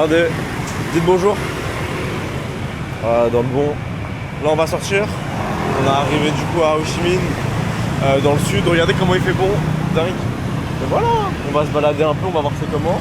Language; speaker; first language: French; native; French